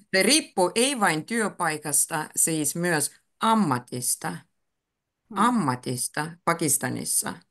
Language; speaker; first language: Finnish; non-native, fluent; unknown